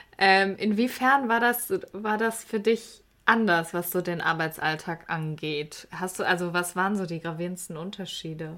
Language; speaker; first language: German; early bilingual, other home language; Persian